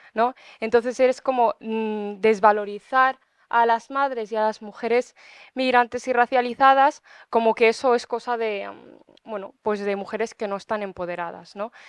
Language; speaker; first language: Spanish; early bilingual, other home language; Arabic